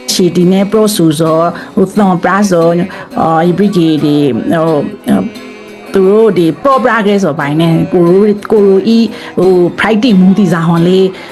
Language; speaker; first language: Burmese; native; Burmese